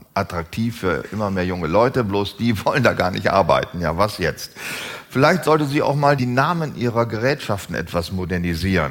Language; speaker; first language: German; native; German